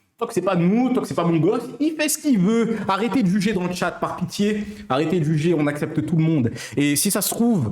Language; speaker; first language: French; native; French